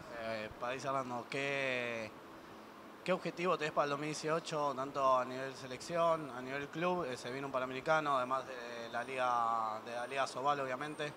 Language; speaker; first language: Spanish; native; Spanish